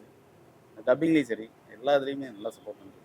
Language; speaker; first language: Tamil; native; Tamil